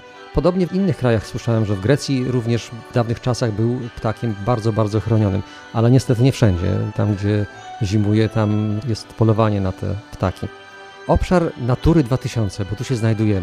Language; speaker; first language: Polish; native; Polish